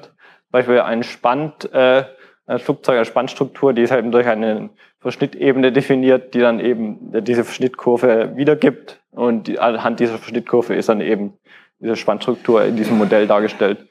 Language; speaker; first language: German; native; German